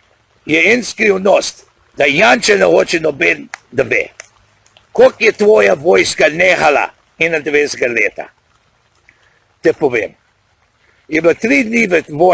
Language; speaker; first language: Slovenian; early bilingual, heritage; Slovenian